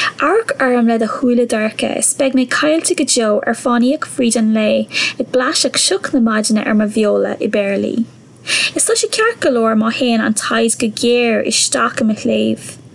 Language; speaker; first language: Irish; non-native, local second language; English